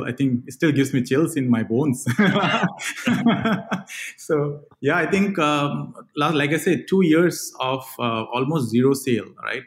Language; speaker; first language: English; non-native, local second language; Bangla